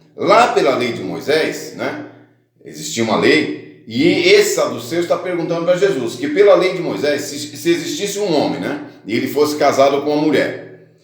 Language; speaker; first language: Portuguese; native; Portuguese